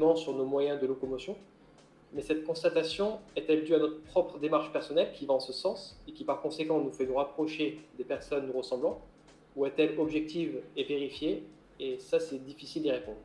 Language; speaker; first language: French; native; French